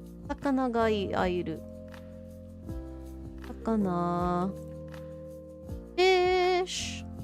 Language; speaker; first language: Japanese; non-native, learner; English